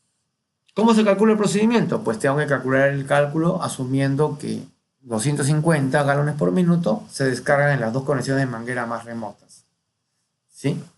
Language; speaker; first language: Spanish; native; Spanish